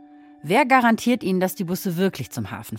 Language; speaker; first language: German; native; German